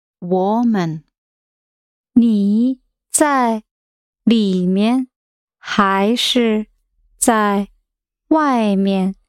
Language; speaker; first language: Chinese; non-native, learner; English